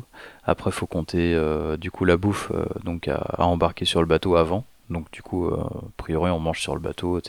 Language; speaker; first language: French; native; French